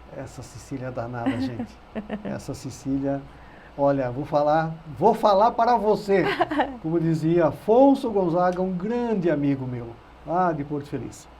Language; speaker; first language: Portuguese; native; Portuguese